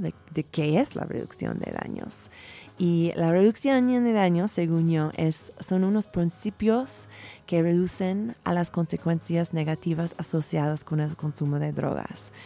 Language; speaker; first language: Spanish; non-native, fluent; English